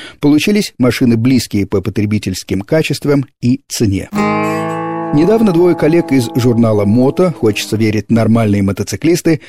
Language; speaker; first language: Russian; native; Russian